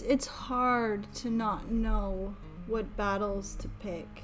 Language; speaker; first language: English; native; English